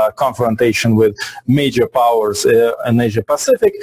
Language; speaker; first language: English; non-native, fluent; Russian